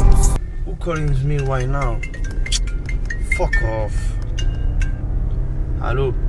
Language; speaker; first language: English; non-native, learner; French